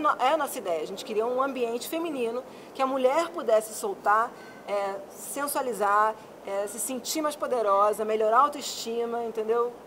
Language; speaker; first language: Portuguese; non-native, fluent; Spanish